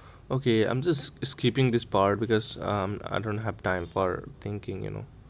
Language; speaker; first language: English; non-native, local second language; Bangla